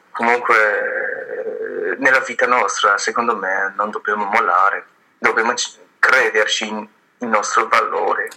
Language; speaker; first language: Italian; non-native, fluent; Chinese